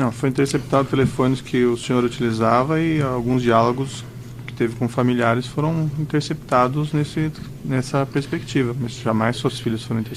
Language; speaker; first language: Portuguese; native; Portuguese